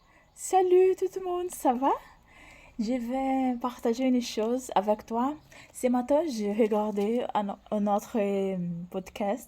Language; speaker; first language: French; non-native, learner; Portuguese